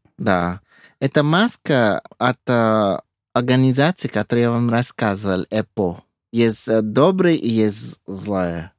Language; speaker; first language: Russian; non-native, fluent; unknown